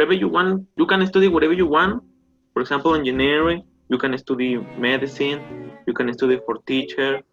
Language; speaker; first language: English; non-native, learner; Spanish